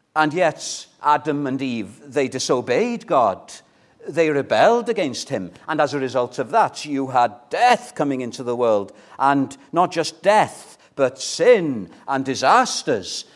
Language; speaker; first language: English; native; English